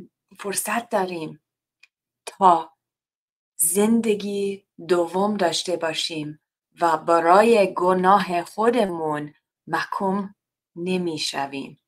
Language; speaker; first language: Persian; non-native, learner; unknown